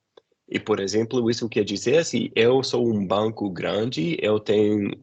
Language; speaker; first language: Portuguese; non-native, fluent; English